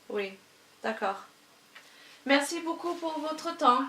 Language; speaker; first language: French; non-native, learner; English